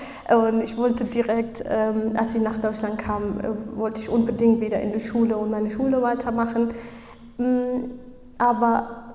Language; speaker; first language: German; non-native, fluent; Kurdish